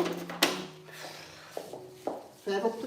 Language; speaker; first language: Dutch; native; Dutch